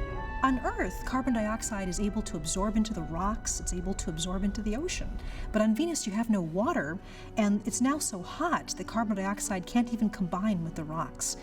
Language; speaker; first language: English; native; English